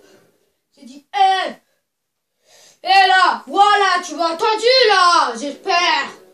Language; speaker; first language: French; native; French